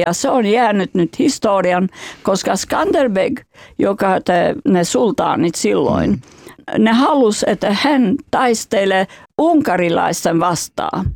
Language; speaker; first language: Finnish; non-native, fluent; Albanian